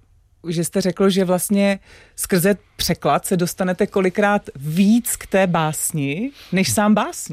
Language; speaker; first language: Czech; native; Czech